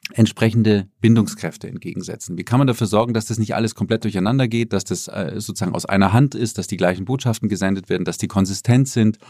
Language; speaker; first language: German; native; German